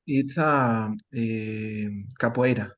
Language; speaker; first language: English; non-native, learner; Spanish